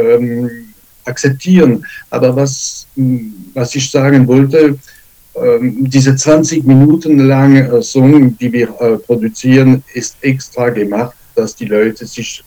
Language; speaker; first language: German; non-native, fluent; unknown